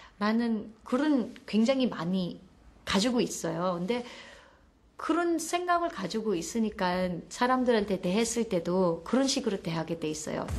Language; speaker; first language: Korean; non-native, fluent; Filipino